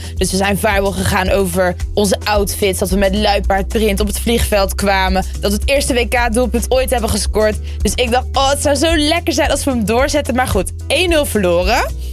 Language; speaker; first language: Dutch; early bilingual, other home language; Lingala